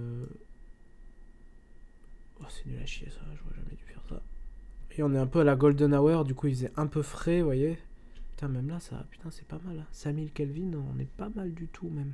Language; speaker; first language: French; native; French